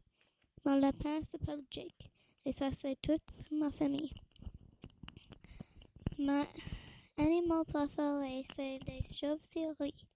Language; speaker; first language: French; non-native, learner; English